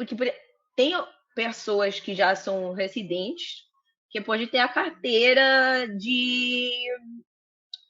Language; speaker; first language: Portuguese; non-native, fluent; Spanish